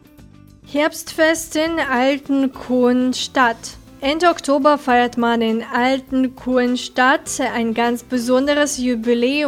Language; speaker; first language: German; non-native, fluent; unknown